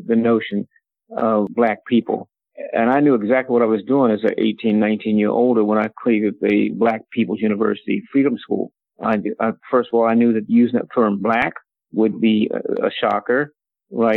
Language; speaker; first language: English; native; English